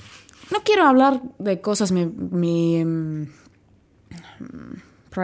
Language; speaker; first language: Spanish; non-native, learner; Finnish